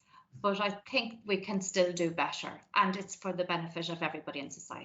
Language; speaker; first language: English; native; English